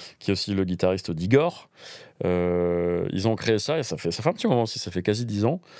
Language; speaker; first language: French; native; French